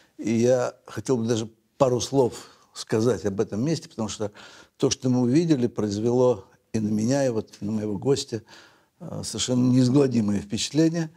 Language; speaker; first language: Russian; native; Russian